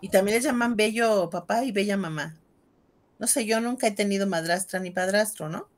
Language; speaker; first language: Spanish; native; Spanish